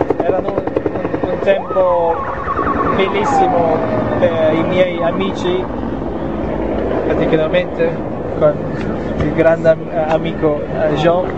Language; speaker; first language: Italian; non-native, learner; German